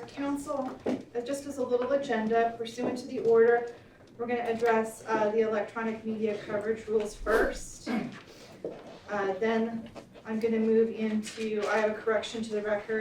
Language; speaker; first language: English; native; English